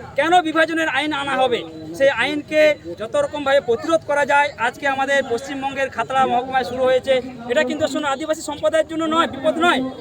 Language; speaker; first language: Bangla; non-native, local second language; Santali